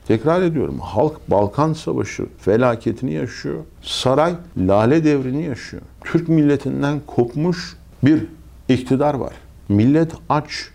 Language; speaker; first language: Turkish; native; Turkish